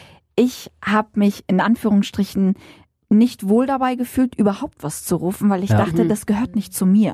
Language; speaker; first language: German; early bilingual, other home language; Arabic